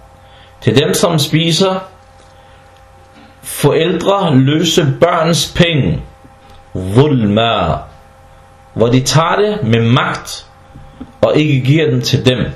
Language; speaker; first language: Danish; non-native, fluent; Arabic